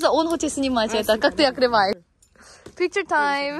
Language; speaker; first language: Russian; non-native, fluent; Korean